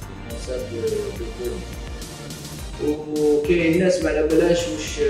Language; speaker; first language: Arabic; native; Arabic